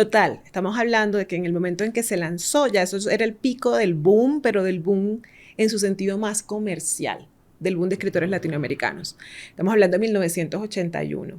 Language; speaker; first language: Spanish; native; Spanish